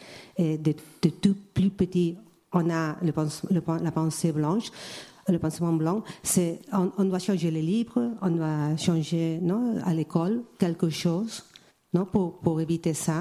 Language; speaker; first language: French; non-native, learner; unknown